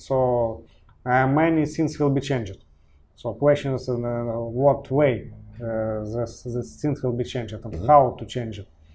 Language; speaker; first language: English; non-native, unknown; Russian